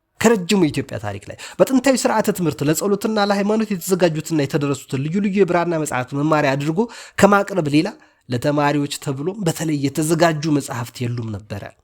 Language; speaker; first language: Amharic; native; Amharic